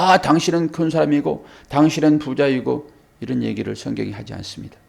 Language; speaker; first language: Korean; native; Korean